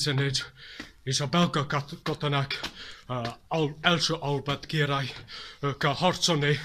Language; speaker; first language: Hungarian; non-native, learner; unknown